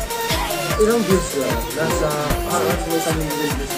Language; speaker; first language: Filipino; native; Filipino